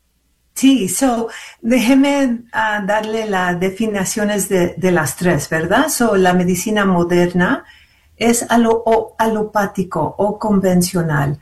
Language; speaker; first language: Spanish; early bilingual, heritage; Spanish